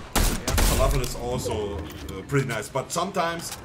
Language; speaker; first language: English; non-native, fluent; German